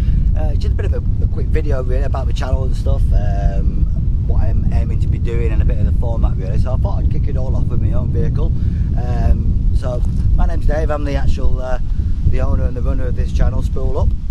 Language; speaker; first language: English; native; English